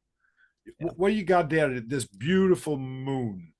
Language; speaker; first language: English; non-native, fluent; Dutch